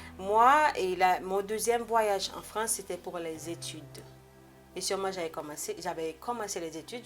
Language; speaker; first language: French; non-native, local second language; Haitian Creole